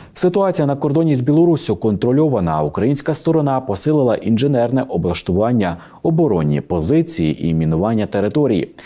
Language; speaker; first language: Ukrainian; native; Ukrainian